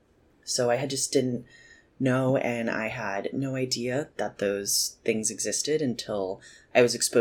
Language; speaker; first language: English; native; English